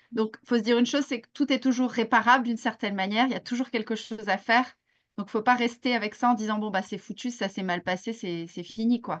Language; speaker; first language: French; native; French